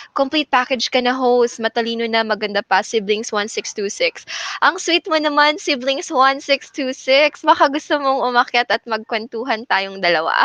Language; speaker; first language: Filipino; non-native, local second language; Cebuano